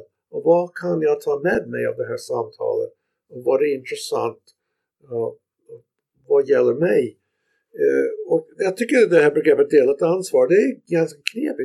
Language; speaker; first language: Swedish; non-native, fluent; English